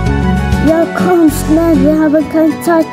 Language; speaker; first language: German; non-native, learner; Arabic